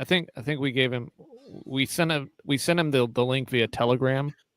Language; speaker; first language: English; native; English